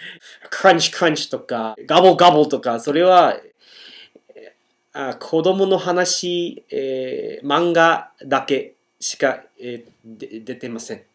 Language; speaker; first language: Japanese; non-native, learner; English